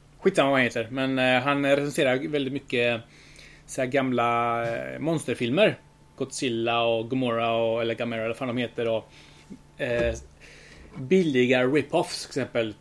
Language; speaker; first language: Swedish; early bilingual, other home language; Spanish